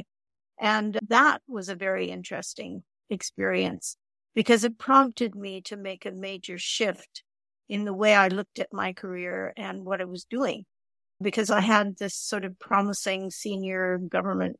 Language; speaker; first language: English; native; English